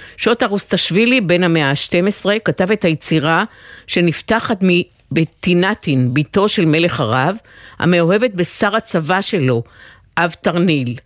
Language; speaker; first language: Hebrew; native; Hebrew